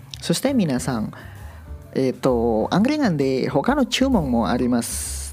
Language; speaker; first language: Japanese; non-native, learner; Indonesian